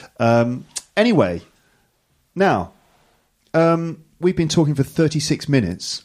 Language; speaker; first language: English; native; English